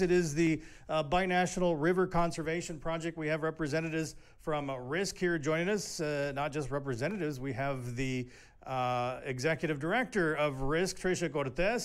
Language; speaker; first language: English; native; English